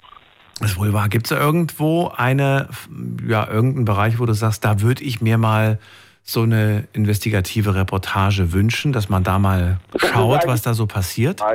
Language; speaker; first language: German; native; German